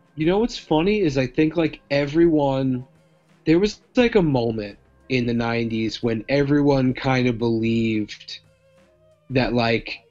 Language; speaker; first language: English; native; English